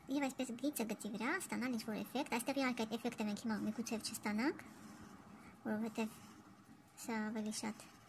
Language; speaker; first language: Armenian; early bilingual, heritage; Armenian